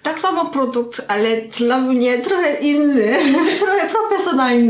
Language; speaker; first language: Polish; non-native, learner; Korean